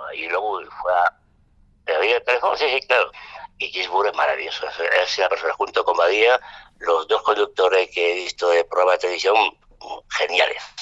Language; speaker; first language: Spanish; non-native, fluent; French